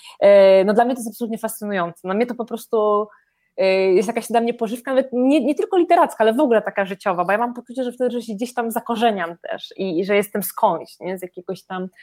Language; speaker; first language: Polish; native; Polish